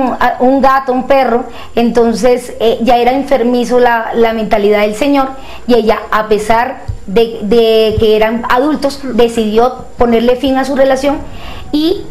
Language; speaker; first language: Spanish; native; Spanish